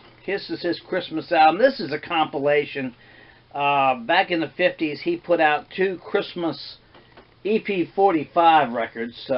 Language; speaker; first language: English; native; English